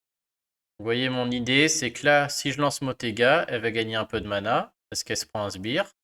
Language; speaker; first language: French; native; French